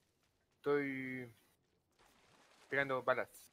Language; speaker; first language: Portuguese; non-native, learner; Spanish